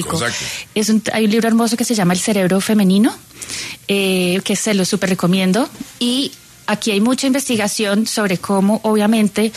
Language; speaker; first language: Spanish; native; Spanish